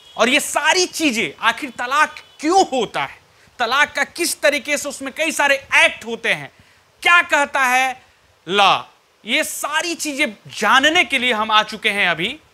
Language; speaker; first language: Hindi; native; Hindi